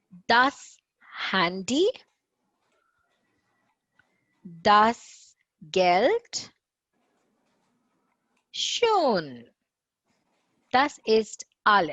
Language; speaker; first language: German; non-native, fluent; Tamil